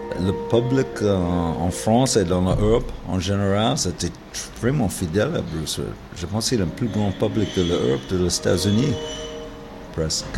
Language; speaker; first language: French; non-native, learner; English